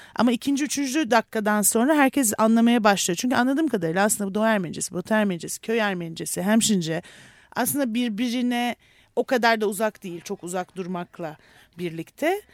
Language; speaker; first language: Turkish; native; Turkish